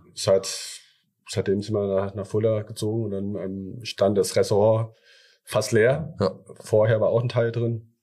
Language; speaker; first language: German; early bilingual, other home language; Thai